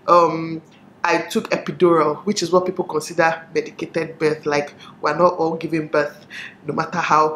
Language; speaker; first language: English; non-native, local second language; Igbo